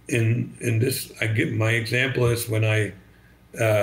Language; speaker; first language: English; non-native, fluent; German